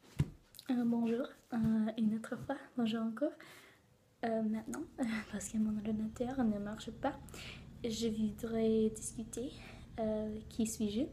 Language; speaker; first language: French; non-native, learner; English